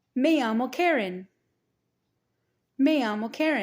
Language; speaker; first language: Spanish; non-native, learner; English